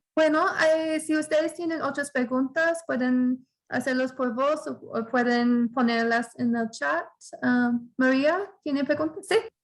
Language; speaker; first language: Spanish; non-native, fluent; English